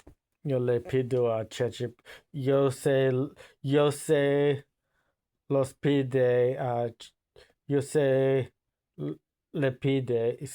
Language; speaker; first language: Spanish; non-native, learner; English